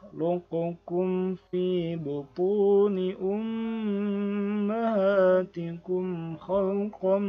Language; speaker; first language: Arabic; non-native, fluent; Indonesian